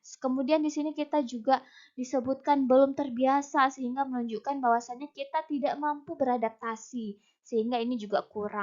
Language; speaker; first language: Indonesian; native; Indonesian